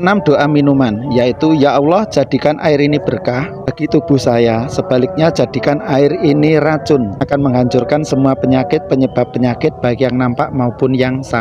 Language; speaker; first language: Indonesian; native; Indonesian